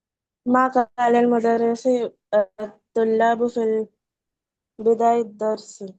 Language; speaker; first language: Arabic; non-native, learner; Urdu